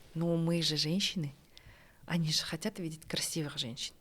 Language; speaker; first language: Russian; non-native, local second language; Kazakh